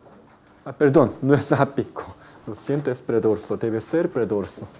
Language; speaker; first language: Spanish; non-native, fluent; Korean